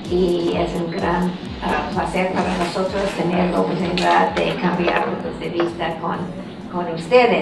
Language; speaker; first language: Spanish; non-native, fluent; English